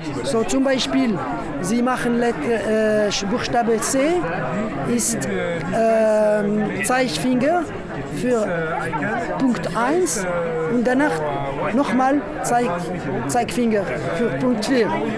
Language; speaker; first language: German; non-native, learner; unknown